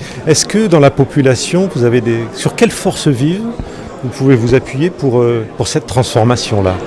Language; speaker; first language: French; native; French